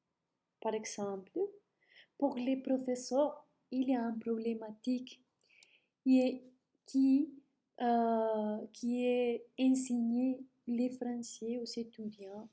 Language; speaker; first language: French; non-native, learner; Spanish